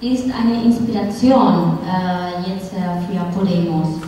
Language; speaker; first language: German; non-native, fluent; Spanish